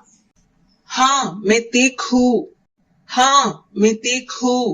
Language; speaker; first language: Hindi; non-native, local second language; Telugu